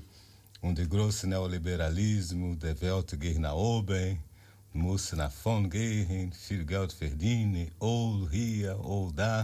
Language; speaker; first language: German; non-native, learner; Portuguese